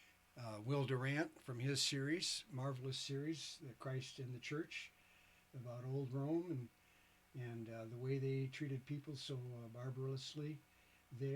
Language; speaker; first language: English; native; English